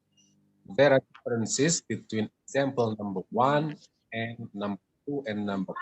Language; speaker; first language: English; non-native, learner; Indonesian